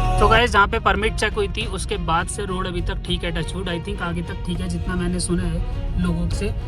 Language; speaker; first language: Hindi; native; Hindi